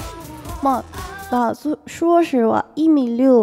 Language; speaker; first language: Chinese; non-native, learner; Korean